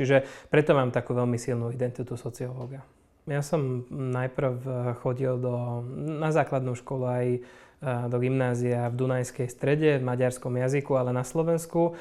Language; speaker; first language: Slovak; non-native, local second language; Hungarian